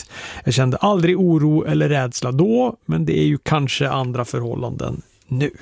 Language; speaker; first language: Swedish; native; Swedish